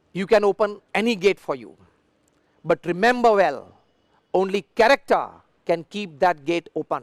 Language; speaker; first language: English; non-native, local second language; Gujarati